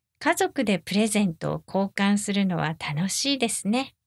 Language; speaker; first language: Japanese; native; Japanese